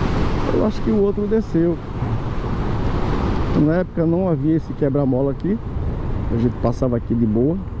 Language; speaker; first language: Portuguese; native; Portuguese